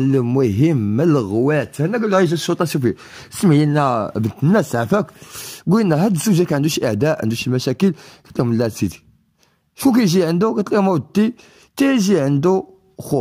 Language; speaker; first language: Arabic; native; Arabic